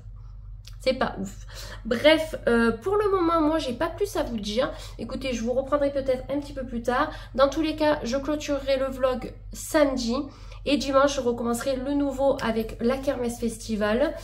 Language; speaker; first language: French; native; French